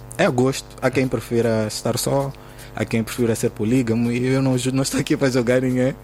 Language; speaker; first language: Portuguese; native; Portuguese